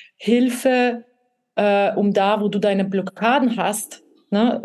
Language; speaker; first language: German; early bilingual, other home language; Russian